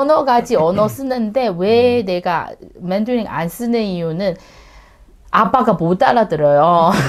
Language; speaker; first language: Korean; non-native, learner; Chinese